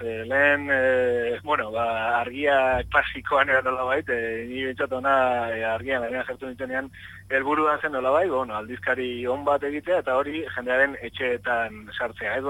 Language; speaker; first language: Basque; native; Basque